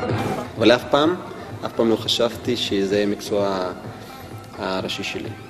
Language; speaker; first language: Hebrew; non-native, fluent; Russian